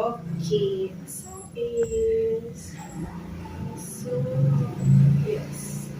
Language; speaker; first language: English; non-native, learner; Indonesian